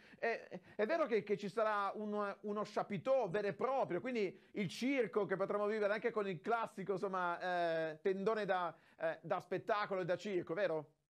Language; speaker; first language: Italian; native; Italian